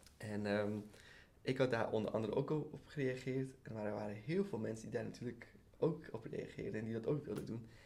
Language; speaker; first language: Dutch; early bilingual, other home language; Persian